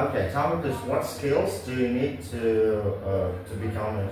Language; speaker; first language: English; non-native, learner; Vietnamese